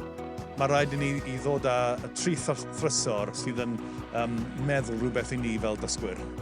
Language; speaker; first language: Welsh; non-native, fluent; English